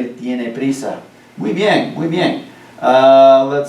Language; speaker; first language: Spanish; non-native, fluent; English